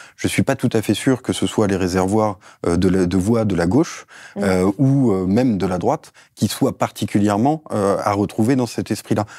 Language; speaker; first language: French; native; French